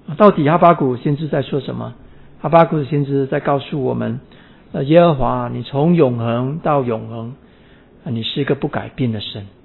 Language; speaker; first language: Chinese; native; Chinese